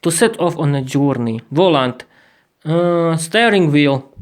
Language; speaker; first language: English; non-native, learner; Slovak